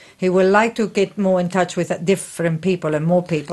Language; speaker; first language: English; non-native, fluent; Spanish